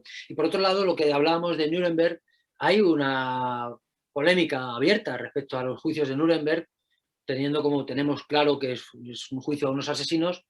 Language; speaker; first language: Spanish; native; Spanish